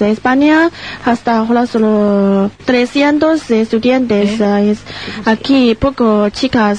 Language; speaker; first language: Spanish; non-native, learner; Chinese